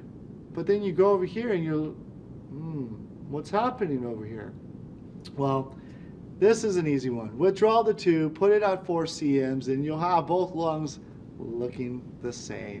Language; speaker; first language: English; native; English